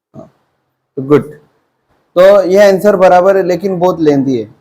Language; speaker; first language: Hindi; non-native, local second language; Marathi